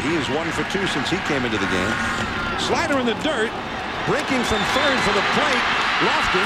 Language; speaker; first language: English; native; English